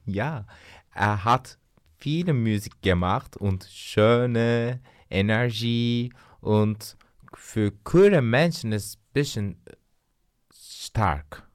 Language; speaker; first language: German; non-native, learner; Turkish